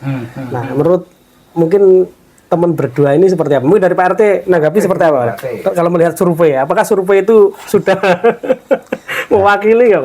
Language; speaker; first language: Indonesian; non-native, local second language; Javanese